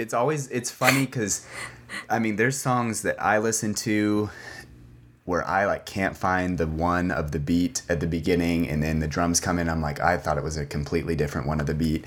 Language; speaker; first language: English; native; English